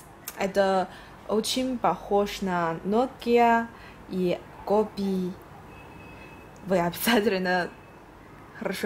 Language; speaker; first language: Russian; non-native, learner; Chinese